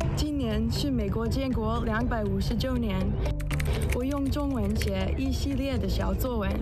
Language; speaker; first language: Chinese; non-native, fluent; English